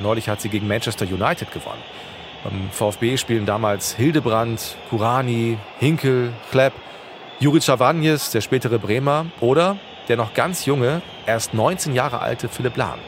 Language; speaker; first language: German; native; German